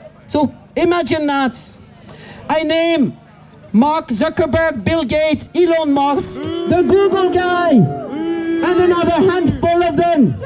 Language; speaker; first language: English; non-native, fluent; French